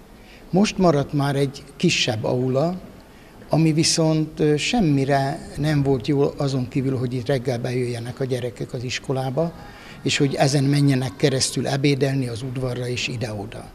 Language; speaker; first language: Hungarian; native; Hungarian